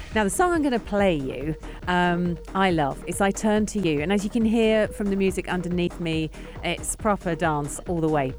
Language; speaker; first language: English; native; English